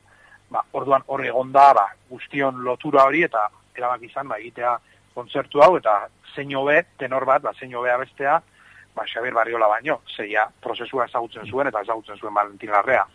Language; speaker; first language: Basque; native; Basque